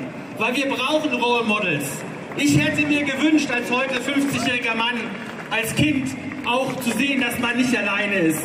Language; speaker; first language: German; native; German